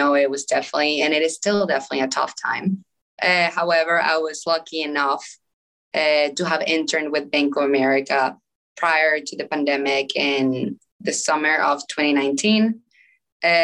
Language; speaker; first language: English; non-native, fluent; Spanish